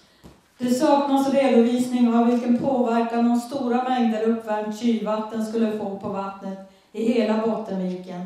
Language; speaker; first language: Swedish; native; Swedish